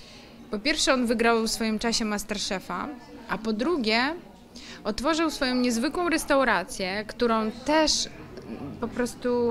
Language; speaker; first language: Polish; non-native, fluent; Ukrainian